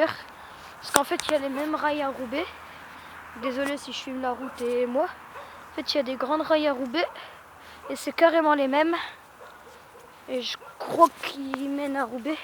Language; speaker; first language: French; native; French